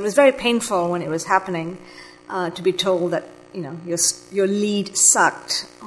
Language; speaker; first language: English; non-native, local second language; Tamil